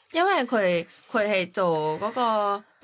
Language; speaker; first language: Cantonese; non-native, learner; Thai